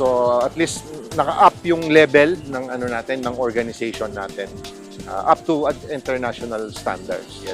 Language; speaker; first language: Filipino; native; Filipino